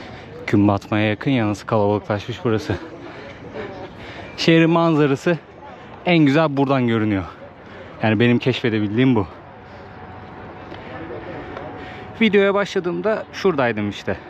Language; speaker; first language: Turkish; native; Turkish